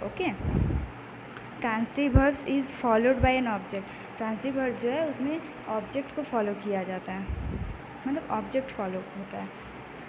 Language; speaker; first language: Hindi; native; Hindi